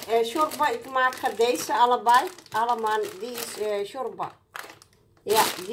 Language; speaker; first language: Dutch; non-native, learner; Somali